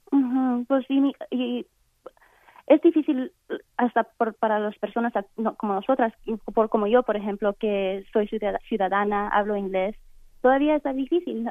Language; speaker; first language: Spanish; early bilingual, heritage; Spanish